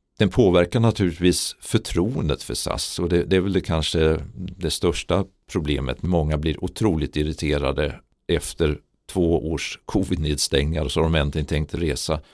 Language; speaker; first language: Swedish; native; Swedish